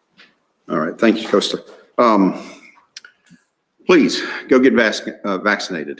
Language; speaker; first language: English; native; English